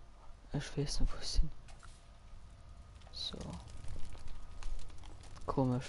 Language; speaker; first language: German; non-native, local second language; Luxembourgish